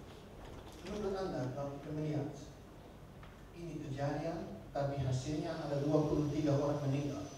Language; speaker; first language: Indonesian; non-native, fluent; Dutch